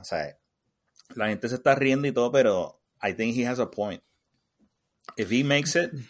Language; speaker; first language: English; non-native, local second language; Spanish